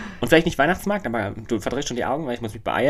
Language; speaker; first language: German; native; German